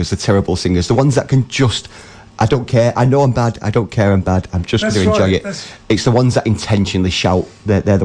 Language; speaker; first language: English; native; English